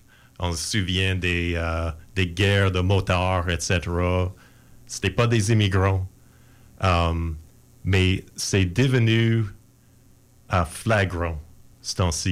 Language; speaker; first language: French; native; French